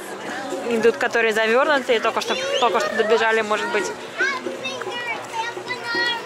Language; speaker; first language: Russian; native; Russian